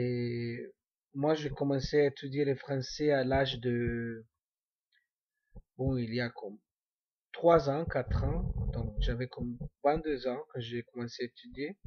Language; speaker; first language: French; non-native, fluent; Spanish